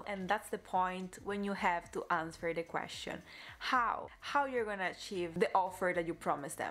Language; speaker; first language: English; non-native, fluent; Italian